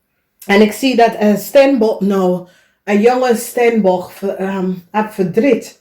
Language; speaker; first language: Dutch; non-native, learner; English